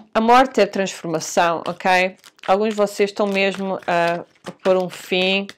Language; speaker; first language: Portuguese; early bilingual, heritage; Portuguese